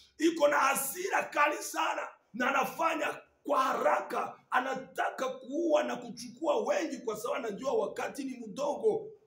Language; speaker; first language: Swahili; non-native, local second language; Kinyarwanda